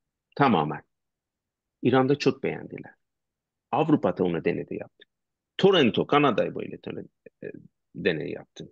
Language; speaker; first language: Turkish; non-native, learner; Persian